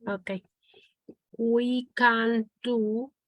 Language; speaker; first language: English; non-native, learner; Spanish